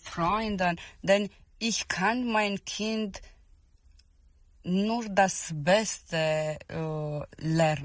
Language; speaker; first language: German; non-native, learner; Romanian